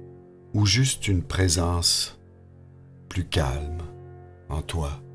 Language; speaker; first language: French; native; French